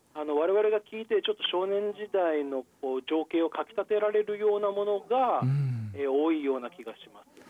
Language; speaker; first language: Japanese; native; Japanese